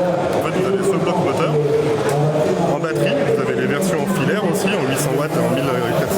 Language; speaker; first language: French; native; French